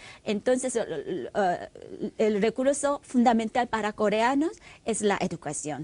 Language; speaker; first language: Spanish; non-native, fluent; Korean